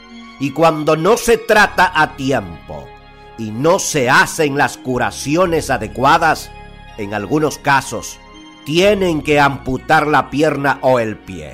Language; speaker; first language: Spanish; native; Spanish